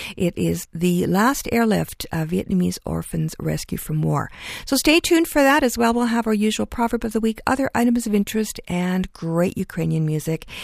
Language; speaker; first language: English; early bilingual, other home language; Ukrainian